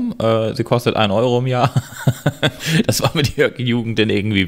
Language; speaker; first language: German; native; German